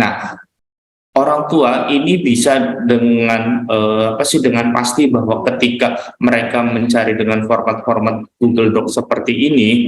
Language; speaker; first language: Indonesian; native; Indonesian